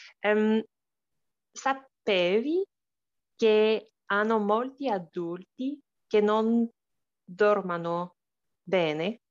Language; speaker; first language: Italian; non-native, learner; English